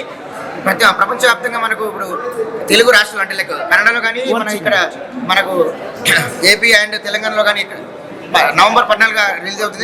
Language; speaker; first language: Telugu; native; Telugu